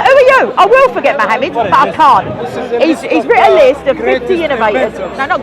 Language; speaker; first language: English; native; English